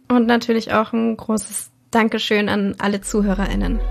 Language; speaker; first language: German; native; German